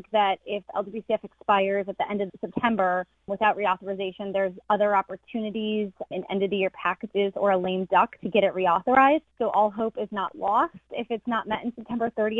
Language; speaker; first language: English; native; English